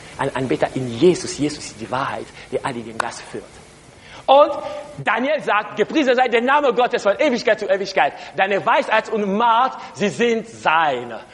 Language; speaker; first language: German; non-native, learner; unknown